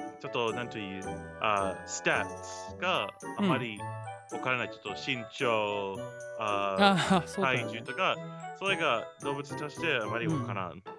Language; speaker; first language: Japanese; non-native, learner; English